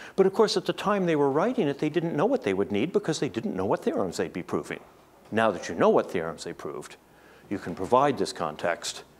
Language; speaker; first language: English; native; English